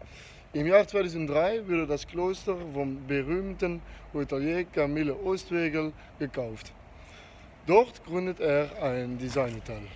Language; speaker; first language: German; non-native, learner; Dutch